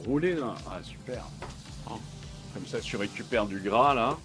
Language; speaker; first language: French; native; French